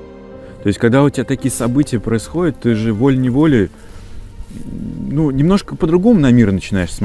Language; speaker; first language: Russian; native; Russian